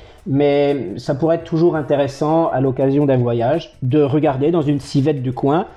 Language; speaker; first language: French; native; French